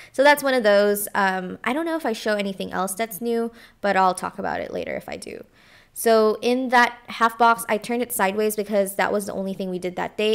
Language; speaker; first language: English; non-native, local second language; Filipino